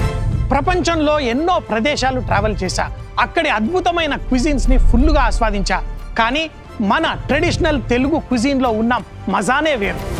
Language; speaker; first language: Telugu; native; Telugu